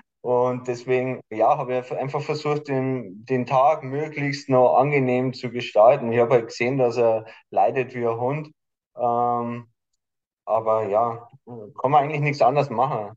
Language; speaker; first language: German; native; German